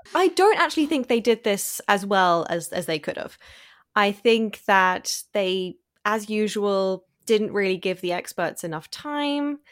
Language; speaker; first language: English; non-native, fluent; German